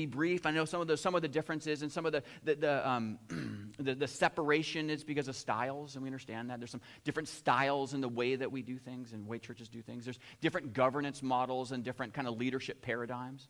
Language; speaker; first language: English; native; English